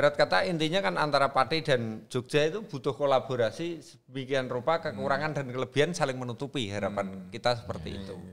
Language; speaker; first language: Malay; non-native, local second language; Javanese